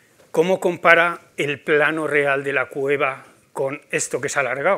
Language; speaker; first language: Spanish; native; Spanish